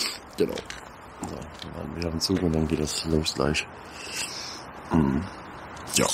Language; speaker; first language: German; native; German